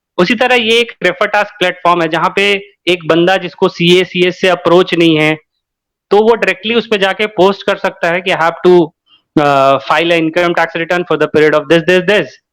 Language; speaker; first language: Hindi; native; Hindi